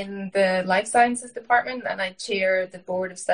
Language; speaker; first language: English; native; English